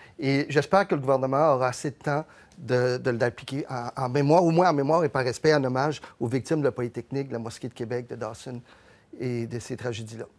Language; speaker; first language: French; early bilingual, other home language; Spanish